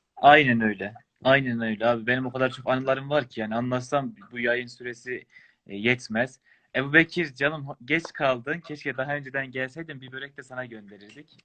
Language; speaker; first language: Turkish; native; Turkish